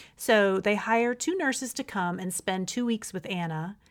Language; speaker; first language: English; native; English